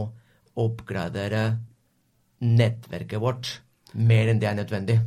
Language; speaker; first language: Norwegian; non-native, fluent; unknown